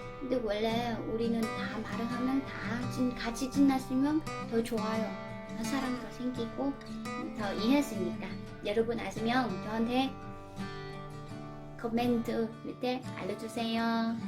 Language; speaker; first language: Korean; non-native, learner; Vietnamese